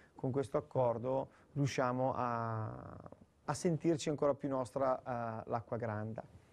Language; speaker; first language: Italian; native; Italian